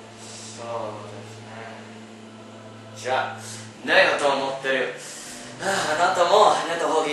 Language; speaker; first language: Japanese; non-native, learner; English